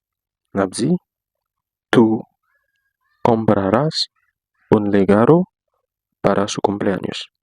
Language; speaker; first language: Spanish; non-native, fluent; Haitian Creole